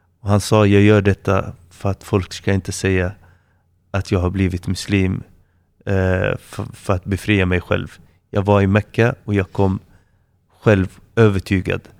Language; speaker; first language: Swedish; non-native, fluent; Arabic